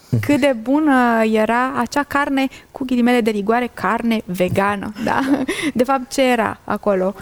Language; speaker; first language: Romanian; native; Romanian